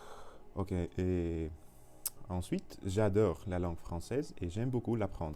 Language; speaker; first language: French; non-native, learner; Russian